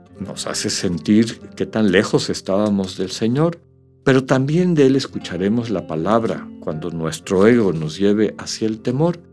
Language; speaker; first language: Spanish; native; Spanish